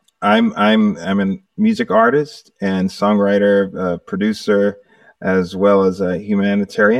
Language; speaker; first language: English; native; English